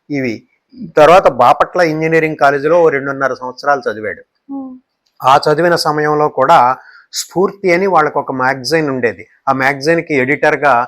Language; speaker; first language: Telugu; native; Telugu